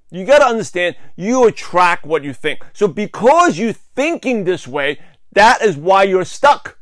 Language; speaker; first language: English; native; English